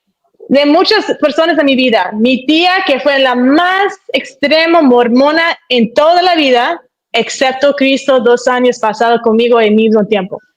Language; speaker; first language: Spanish; early bilingual, heritage; Spanish